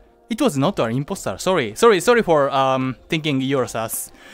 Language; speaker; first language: English; non-native, learner; Japanese